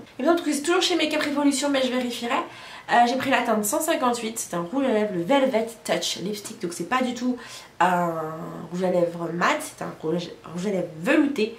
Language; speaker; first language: French; native; French